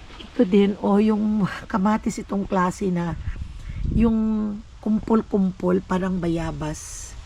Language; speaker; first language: Filipino; native; Filipino